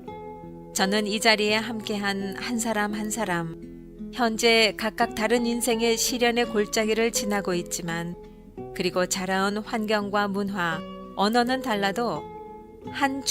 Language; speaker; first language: Korean; native; Korean